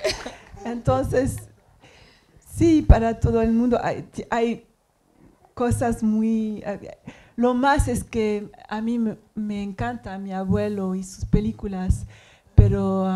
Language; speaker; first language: Spanish; non-native, learner; English